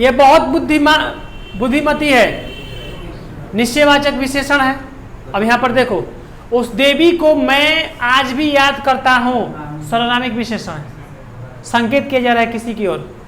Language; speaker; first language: Hindi; non-native, local second language; Bhojpuri